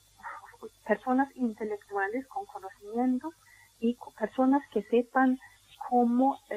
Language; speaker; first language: Spanish; non-native, fluent; Swedish